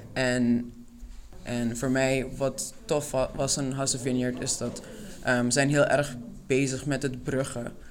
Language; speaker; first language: Dutch; non-native, local second language; Papiamento